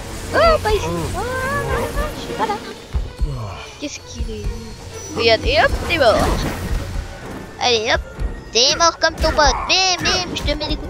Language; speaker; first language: French; native; French